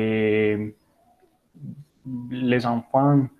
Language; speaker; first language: French; non-native, learner; Spanish